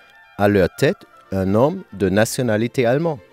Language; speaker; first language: French; non-native, learner; German